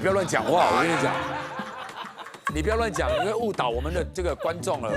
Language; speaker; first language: Chinese; native; Chinese